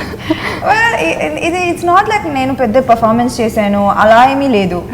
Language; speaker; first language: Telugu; non-native, fluent; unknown